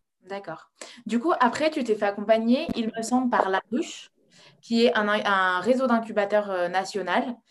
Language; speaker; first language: French; native; French